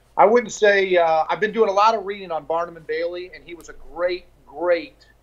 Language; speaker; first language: English; native; English